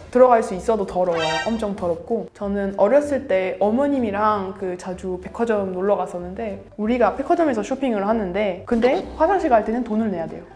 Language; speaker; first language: Korean; non-native, fluent; French